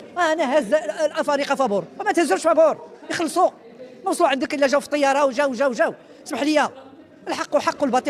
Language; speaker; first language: Arabic; native; Arabic